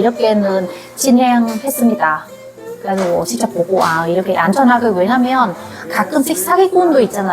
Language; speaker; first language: Korean; non-native, learner; Vietnamese